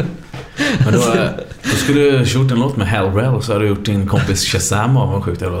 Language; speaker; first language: Swedish; native; Swedish